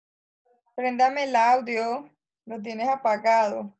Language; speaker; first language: Spanish; native; Spanish